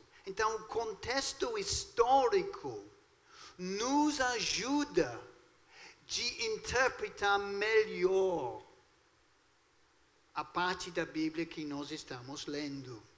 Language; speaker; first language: Portuguese; non-native, fluent; English